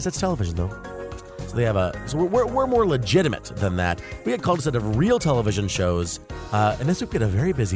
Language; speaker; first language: English; native; English